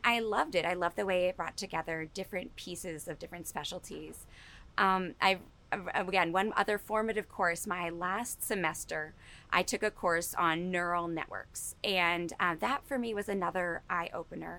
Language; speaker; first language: English; native; English